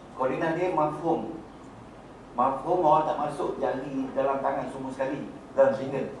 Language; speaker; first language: Malay; native; Malay